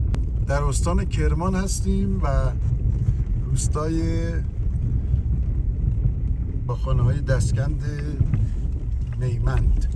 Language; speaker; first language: Persian; native; Persian